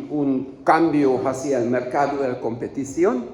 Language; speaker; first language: Spanish; non-native, learner; Hungarian